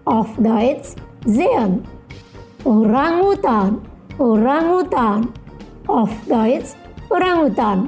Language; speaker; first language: German; non-native, fluent; Indonesian